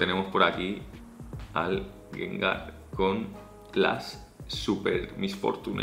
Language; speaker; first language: Spanish; native; Spanish